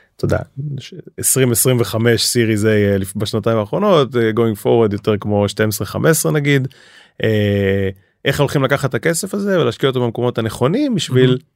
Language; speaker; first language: Hebrew; native; Hebrew